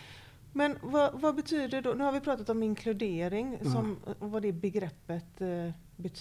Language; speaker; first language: Swedish; native; Swedish